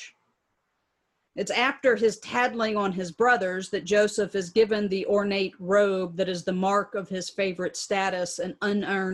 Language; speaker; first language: English; native; English